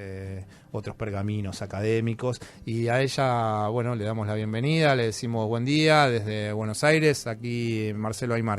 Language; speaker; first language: Spanish; native; Spanish